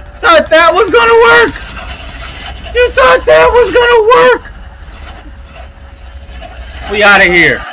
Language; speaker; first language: English; native; English